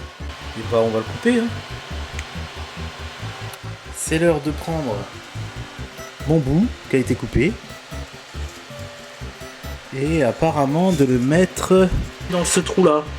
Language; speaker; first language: French; native; French